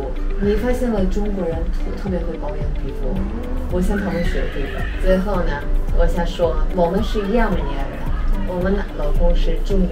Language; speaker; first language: Chinese; non-native, fluent; Armenian